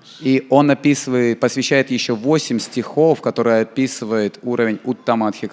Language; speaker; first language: Russian; native; Russian